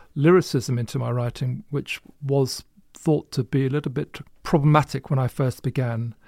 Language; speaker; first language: English; native; English